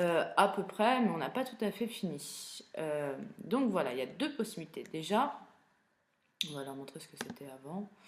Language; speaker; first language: French; native; French